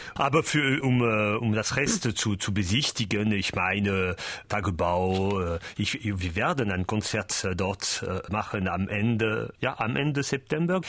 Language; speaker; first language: German; non-native, learner; French